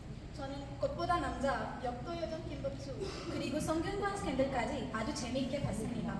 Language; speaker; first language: Korean; non-native, fluent; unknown